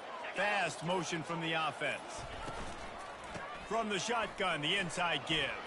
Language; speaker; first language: English; native; English